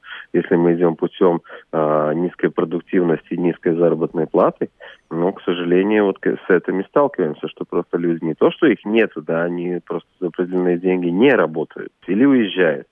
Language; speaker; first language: Russian; native; Russian